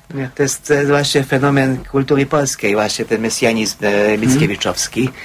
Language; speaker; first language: Polish; non-native, fluent; Hungarian